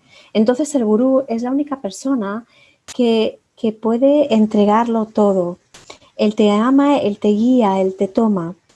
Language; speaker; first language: Spanish; native; Spanish